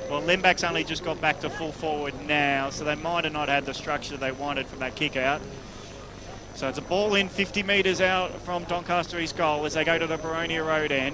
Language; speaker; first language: English; native; English